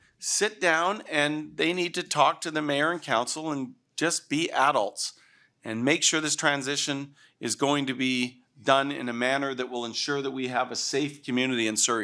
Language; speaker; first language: English; native; English